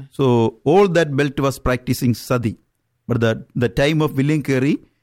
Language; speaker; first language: English; non-native, local second language; Malayalam